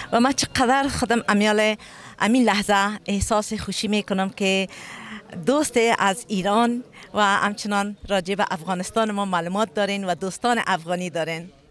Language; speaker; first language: Persian; native; Persian